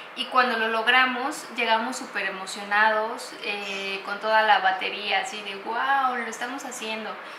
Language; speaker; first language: Spanish; native; Spanish